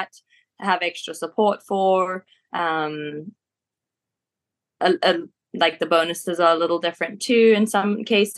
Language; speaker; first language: English; native; English